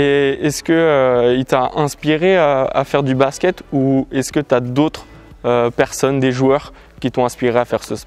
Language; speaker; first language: French; native; French